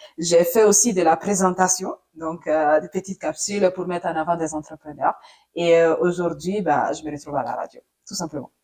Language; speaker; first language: French; non-native, fluent; Italian